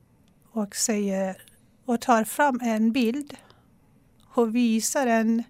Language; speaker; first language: Swedish; non-native, fluent; Persian